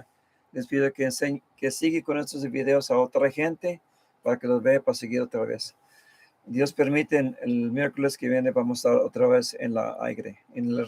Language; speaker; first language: Spanish; early bilingual, heritage; Spanish